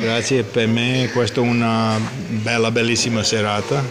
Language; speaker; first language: Italian; non-native, learner; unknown